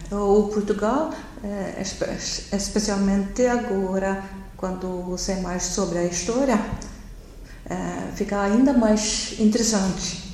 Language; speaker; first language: Portuguese; non-native, learner; Norwegian